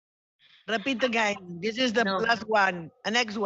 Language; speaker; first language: English; non-native, learner; Spanish